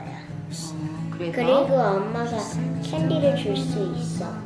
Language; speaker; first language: Korean; early bilingual, heritage; Korean